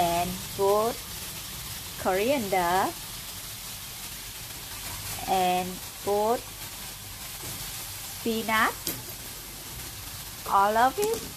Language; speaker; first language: English; non-native, learner; Vietnamese